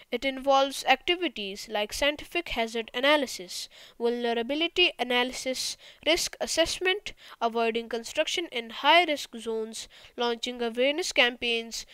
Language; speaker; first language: English; non-native, local second language; Urdu